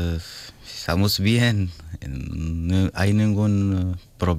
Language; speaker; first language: Spanish; non-native, learner; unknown